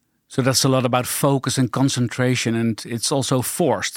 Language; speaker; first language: English; non-native, fluent; Dutch